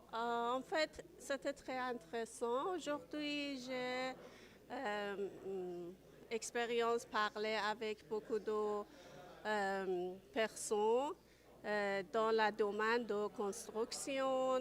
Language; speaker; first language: French; non-native, learner; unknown